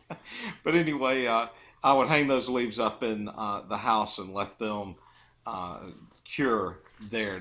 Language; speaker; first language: English; native; English